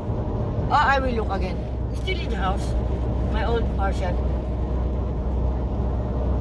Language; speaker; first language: English; non-native, learner; Filipino